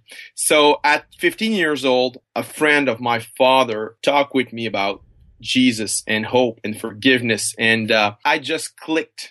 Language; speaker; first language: English; non-native, fluent; French